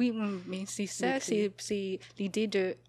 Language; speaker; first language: French; non-native, local second language; English